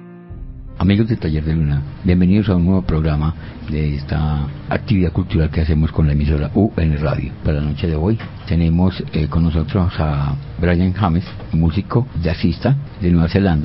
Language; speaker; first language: Spanish; native; Spanish